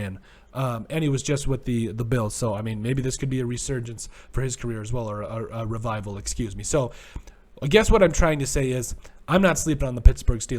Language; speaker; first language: English; native; English